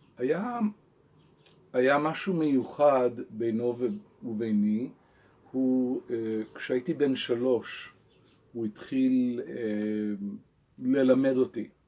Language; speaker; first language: Hebrew; non-native, local second language; English